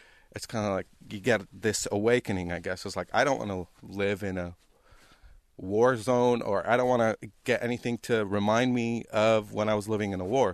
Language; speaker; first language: English; non-native, fluent; Arabic